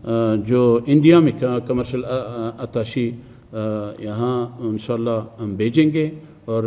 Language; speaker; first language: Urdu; non-native, fluent; Persian